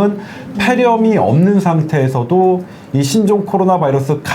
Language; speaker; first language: Korean; native; Korean